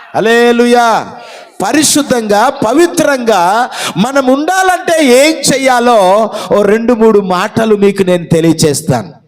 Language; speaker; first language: Telugu; non-native, local second language; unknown